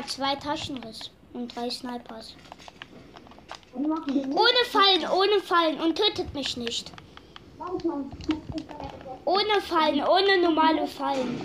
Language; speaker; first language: German; native; German